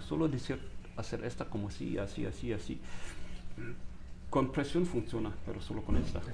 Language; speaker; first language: Spanish; non-native, fluent; German